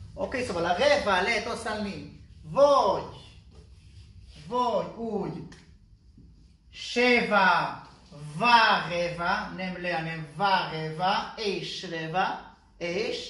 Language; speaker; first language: Hungarian; non-native, learner; Hebrew